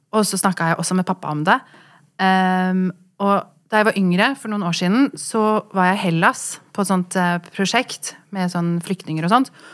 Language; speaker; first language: Norwegian; early bilingual, other home language; Kurdish